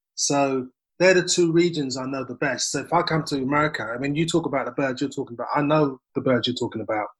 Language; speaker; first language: English; native; English